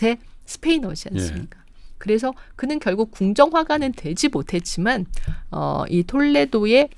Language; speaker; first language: Korean; native; Korean